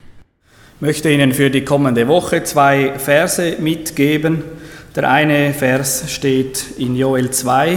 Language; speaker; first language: German; native; German